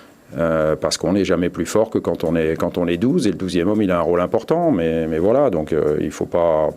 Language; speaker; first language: French; native; French